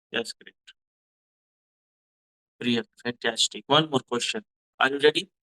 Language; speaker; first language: English; non-native, fluent; Hindi